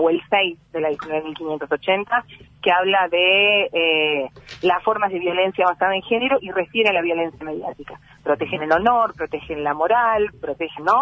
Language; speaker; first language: Spanish; native; Spanish